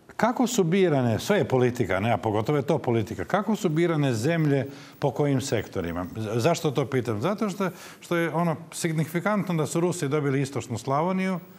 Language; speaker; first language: Croatian; native; Croatian